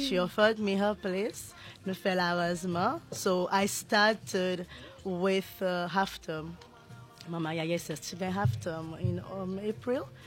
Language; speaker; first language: English; non-native, local second language; Seselwa Creole French